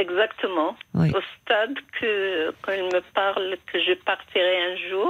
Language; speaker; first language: French; non-native, fluent; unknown